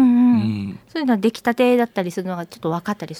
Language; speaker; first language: Japanese; native; Japanese